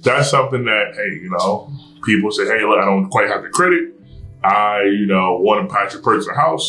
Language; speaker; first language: English; native; English